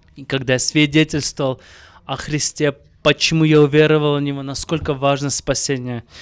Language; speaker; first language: Russian; non-native, local second language; Armenian